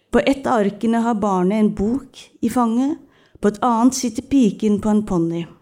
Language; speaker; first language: Norwegian; early bilingual, other home language; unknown